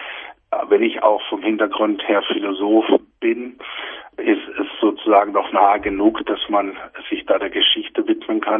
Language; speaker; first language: German; native; German